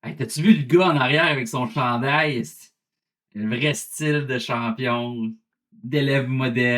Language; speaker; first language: French; native; French